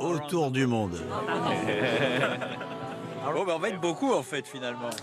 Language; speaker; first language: French; native; French